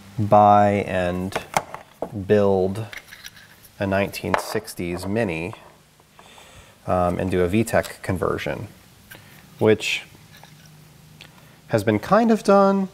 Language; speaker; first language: English; native; English